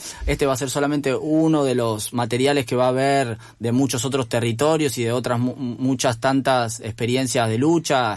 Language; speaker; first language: Spanish; native; Spanish